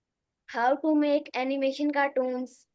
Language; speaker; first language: English; non-native, learner; Hindi